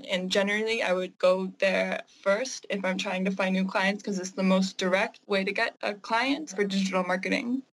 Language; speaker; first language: English; native; English